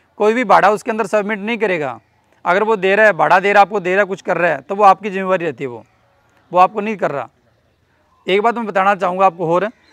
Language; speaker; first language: Hindi; native; Hindi